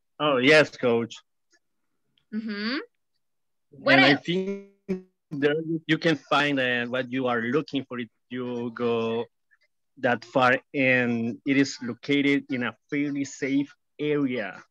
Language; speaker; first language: English; non-native, learner; Spanish